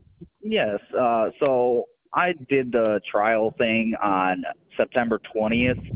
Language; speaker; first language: English; native; English